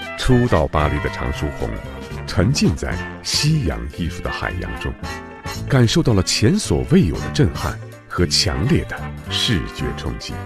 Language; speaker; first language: Chinese; native; Chinese